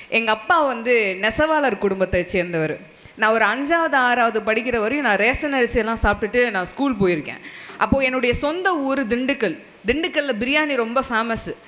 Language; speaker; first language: Tamil; non-native, local second language; Telugu